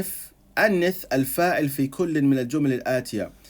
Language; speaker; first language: Arabic; non-native, fluent; English